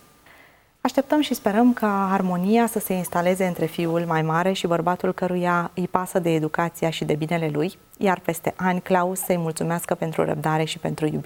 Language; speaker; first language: Romanian; native; Romanian